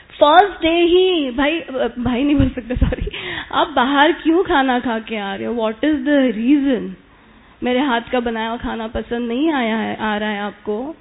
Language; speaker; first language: Hindi; native; Hindi